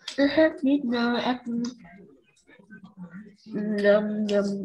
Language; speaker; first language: English; non-native, learner; Vietnamese